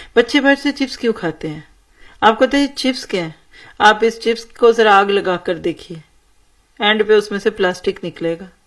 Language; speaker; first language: Urdu; native; Urdu